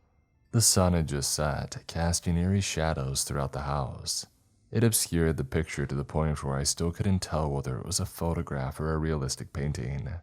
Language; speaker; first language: English; native; English